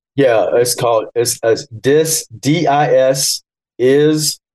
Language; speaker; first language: English; early bilingual, other home language; Yoruba